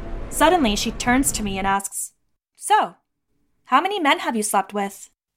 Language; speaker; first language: English; early bilingual, other home language; Greek